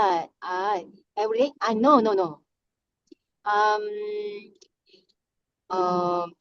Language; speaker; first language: English; non-native, learner; Korean